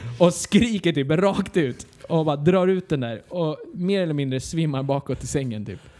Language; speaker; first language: Swedish; early bilingual, other home language; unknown